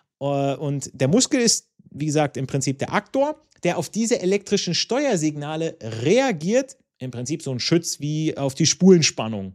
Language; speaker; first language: German; non-native, fluent; Italian